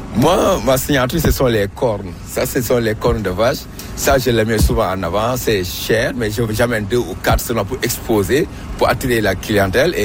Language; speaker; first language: French; non-native, local second language; Wolof